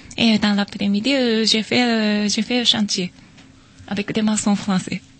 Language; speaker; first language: French; non-native, learner; Japanese